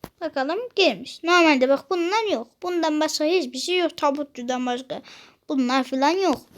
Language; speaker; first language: Turkish; native; Turkish